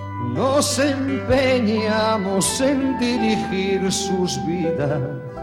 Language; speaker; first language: Spanish; native; Spanish